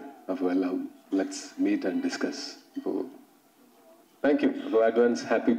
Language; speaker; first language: Tamil; non-native, learner; Malayalam